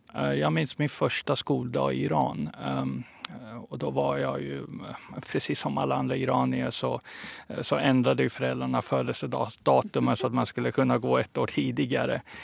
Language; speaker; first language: Swedish; early bilingual, other home language; Persian